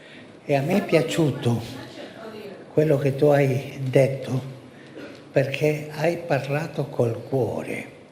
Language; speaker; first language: Italian; non-native, fluent; Spanish